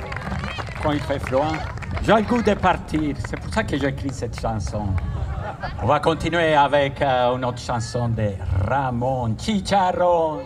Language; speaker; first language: French; non-native, fluent; Spanish